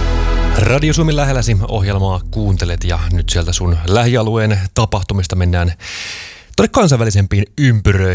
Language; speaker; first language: Finnish; native; Finnish